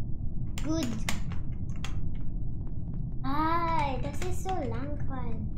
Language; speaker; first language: German; non-native, learner; English